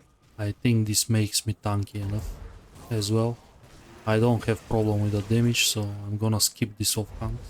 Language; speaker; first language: English; non-native, fluent; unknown